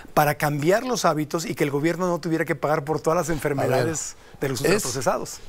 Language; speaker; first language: Spanish; native; Spanish